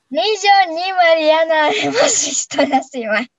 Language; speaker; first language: Spanish; non-native, fluent; Russian